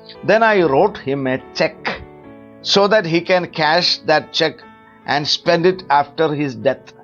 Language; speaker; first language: English; non-native, local second language; Malayalam